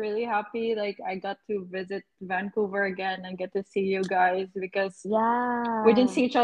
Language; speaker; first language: English; non-native, local second language; Cebuano